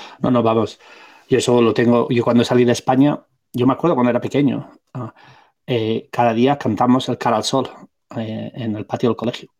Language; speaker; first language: Spanish; non-native, local second language; Catalan